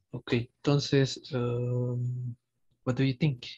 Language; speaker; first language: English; non-native, fluent; Spanish